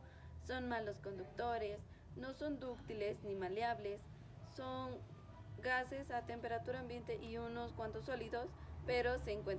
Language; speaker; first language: Spanish; native; Spanish